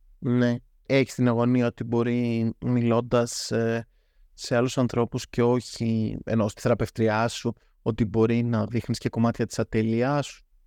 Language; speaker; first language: Greek; native; Greek